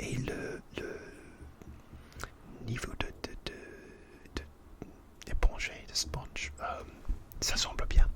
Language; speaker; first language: French; non-native, learner; English